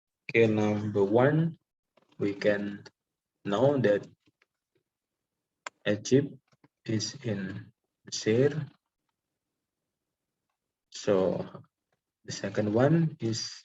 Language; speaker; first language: English; non-native, local second language; Indonesian